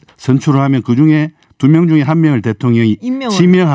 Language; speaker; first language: Korean; native; Korean